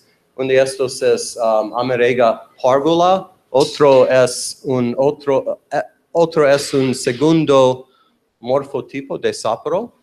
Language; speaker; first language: Spanish; non-native, learner; English